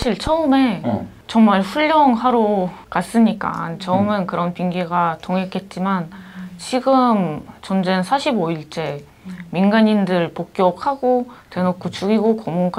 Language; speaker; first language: Korean; non-native, fluent; Ukrainian